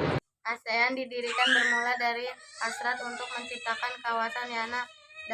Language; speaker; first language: Indonesian; native; Indonesian